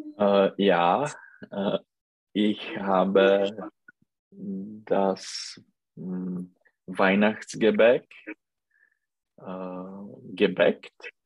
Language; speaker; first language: German; non-native, learner; Czech